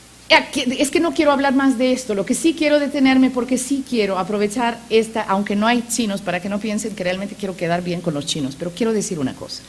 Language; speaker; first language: Spanish; non-native, fluent; Macedonian